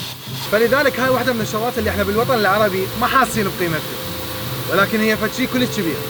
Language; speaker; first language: Arabic; native; Arabic